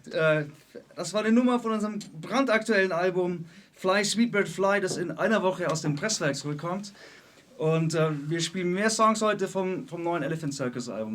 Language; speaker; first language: German; native; German